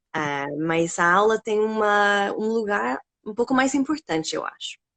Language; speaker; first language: Portuguese; non-native, fluent; English